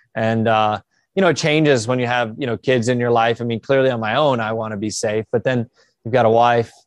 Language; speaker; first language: English; native; English